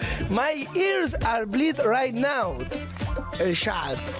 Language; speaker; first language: English; non-native, learner; Spanish